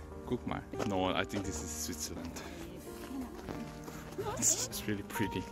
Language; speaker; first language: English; non-native, learner; Korean